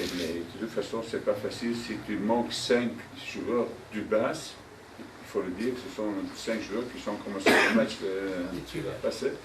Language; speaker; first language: French; non-native, fluent; Dutch